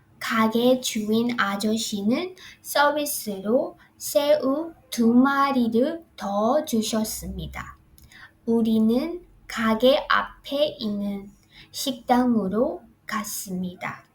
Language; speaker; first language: Korean; non-native, fluent; Burmese